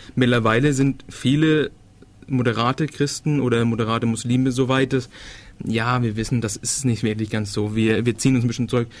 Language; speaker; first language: German; non-native, fluent; Danish